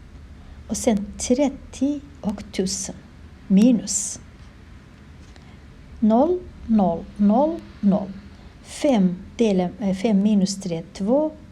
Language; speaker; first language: Swedish; non-native, learner; Kurdish